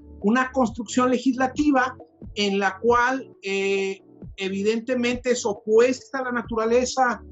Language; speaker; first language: Spanish; native; Spanish